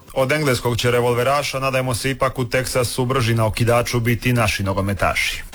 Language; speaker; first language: Croatian; native; Croatian